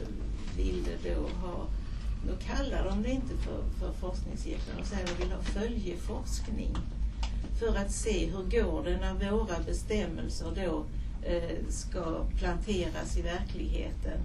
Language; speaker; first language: Swedish; native; Swedish